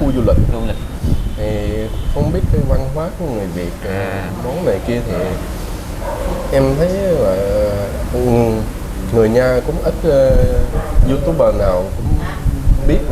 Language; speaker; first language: Vietnamese; early bilingual, heritage; Vietnamese